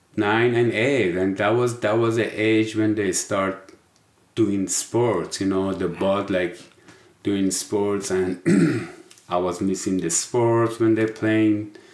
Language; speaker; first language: English; non-native, fluent; Persian